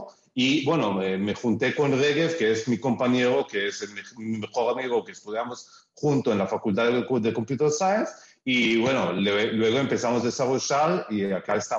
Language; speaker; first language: Spanish; early bilingual, heritage; Spanish